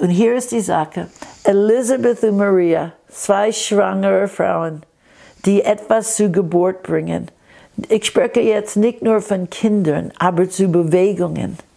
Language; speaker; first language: German; non-native, fluent; English